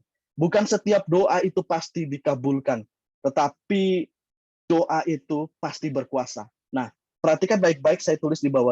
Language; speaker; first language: Indonesian; native; Indonesian